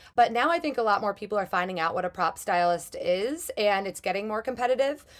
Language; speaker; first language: English; native; English